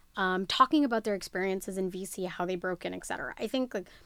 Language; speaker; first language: English; native; English